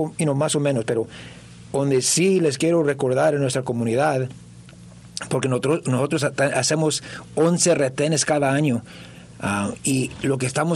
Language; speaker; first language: Spanish; early bilingual, heritage; Spanish